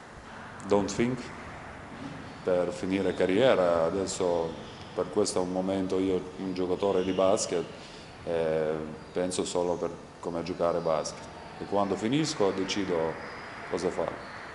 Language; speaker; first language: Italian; non-native, learner; Lithuanian